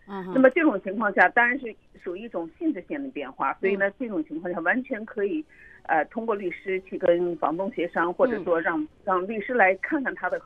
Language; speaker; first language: Chinese; native; Chinese